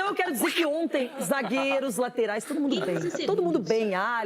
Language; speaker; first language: Portuguese; native; Portuguese